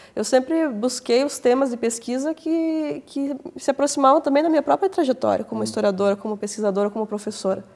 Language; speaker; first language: Portuguese; native; Portuguese